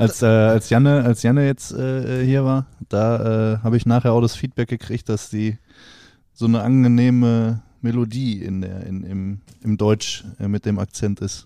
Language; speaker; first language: German; native; German